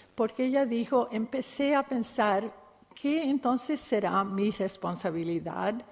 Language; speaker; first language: Spanish; non-native, fluent; English